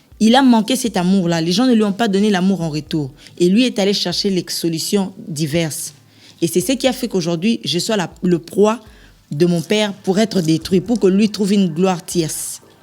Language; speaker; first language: French; non-native, local second language; Lingala